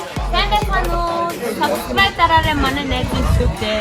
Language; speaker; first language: Japanese; native; Japanese